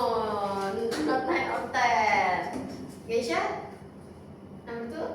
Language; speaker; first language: English; non-native, fluent; Indonesian